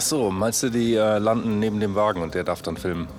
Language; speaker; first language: German; native; German